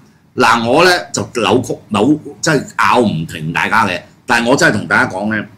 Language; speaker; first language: Cantonese; native; Cantonese